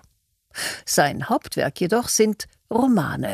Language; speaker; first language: German; native; German